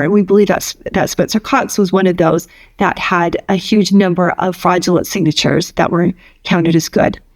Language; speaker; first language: English; native; English